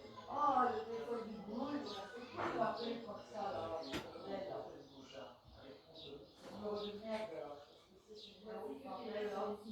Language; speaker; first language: French; native; French